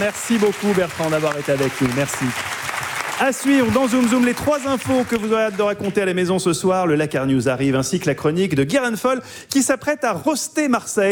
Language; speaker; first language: French; native; French